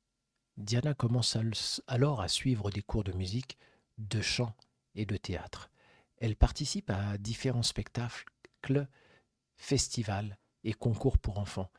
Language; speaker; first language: French; native; French